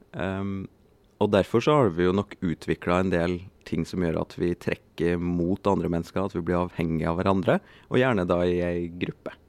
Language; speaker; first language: Norwegian; native; Norwegian